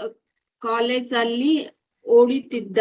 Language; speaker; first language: Kannada; non-native, learner; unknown